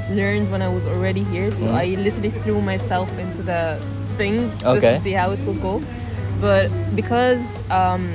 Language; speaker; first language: English; non-native, fluent; Arabic